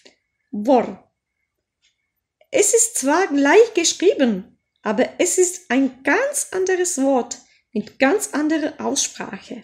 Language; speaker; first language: German; non-native, fluent; Czech